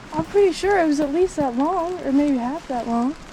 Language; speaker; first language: English; native; English